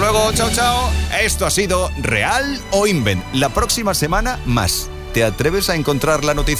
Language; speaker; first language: Spanish; native; Spanish